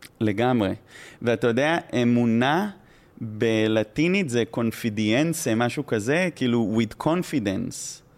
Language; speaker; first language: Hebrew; native; Hebrew